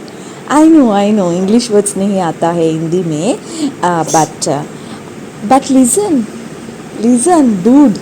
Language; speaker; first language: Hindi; non-native, local second language; Tulu